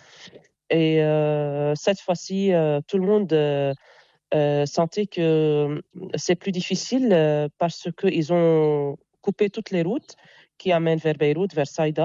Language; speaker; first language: French; non-native, local second language; Arabic